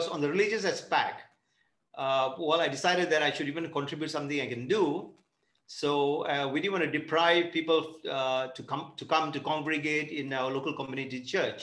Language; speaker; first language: English; non-native, local second language; Tamil